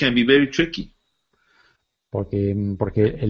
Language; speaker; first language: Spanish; non-native, learner; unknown